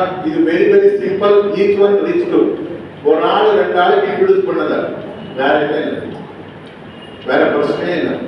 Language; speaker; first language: Tamil; non-native, learner; Kannada